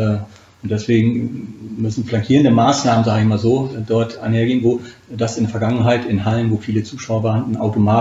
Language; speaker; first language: German; native; German